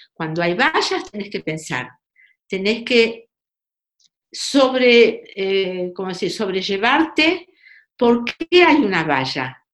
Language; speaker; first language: Spanish; native; Spanish